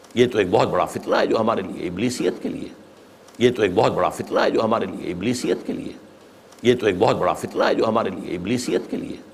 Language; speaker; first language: Urdu; native; Urdu